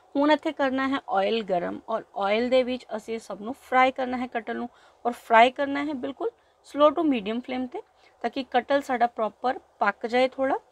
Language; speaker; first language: Hindi; non-native, local second language; Punjabi